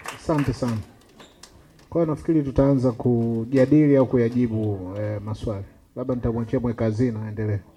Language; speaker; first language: Swahili; native; Swahili